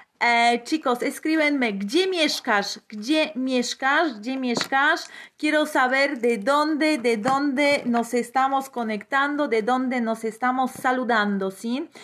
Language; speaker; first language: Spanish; non-native, fluent; Polish